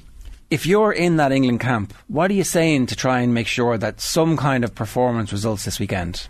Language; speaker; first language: English; native; English